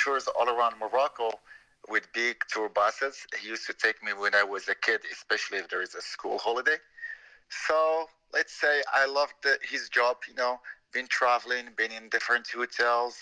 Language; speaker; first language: English; non-native, fluent; Arabic